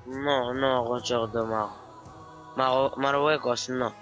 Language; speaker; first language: Spanish; non-native, learner; Arabic